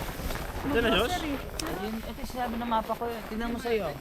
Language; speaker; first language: Filipino; native; Filipino